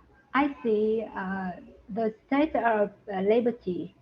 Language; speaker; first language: English; non-native, learner; Vietnamese